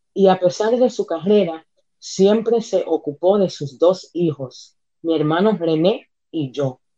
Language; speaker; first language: Spanish; early bilingual, heritage; Spanish